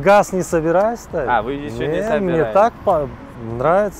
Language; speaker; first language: Russian; non-native, local second language; Uzbek